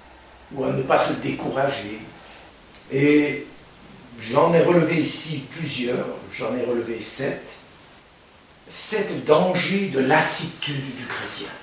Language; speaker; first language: French; native; French